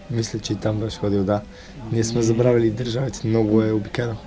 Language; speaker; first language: Bulgarian; native; Bulgarian